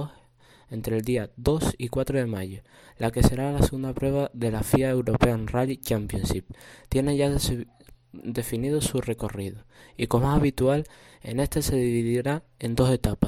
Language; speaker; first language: Spanish; native; Spanish